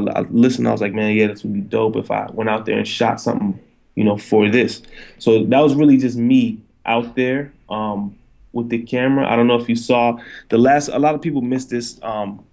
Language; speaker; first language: English; native; English